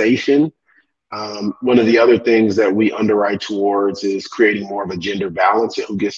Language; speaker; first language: English; native; English